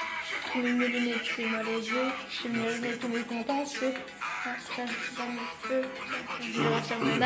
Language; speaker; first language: French; native; French